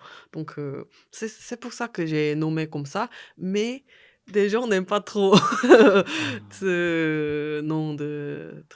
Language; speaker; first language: French; non-native, fluent; Korean